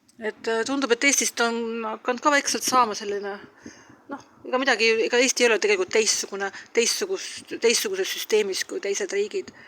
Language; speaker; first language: Estonian; native; Estonian